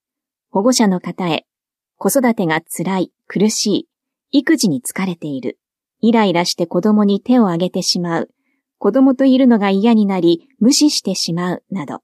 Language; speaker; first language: Japanese; native; Japanese